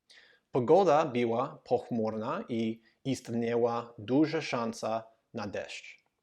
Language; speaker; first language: Polish; non-native, learner; English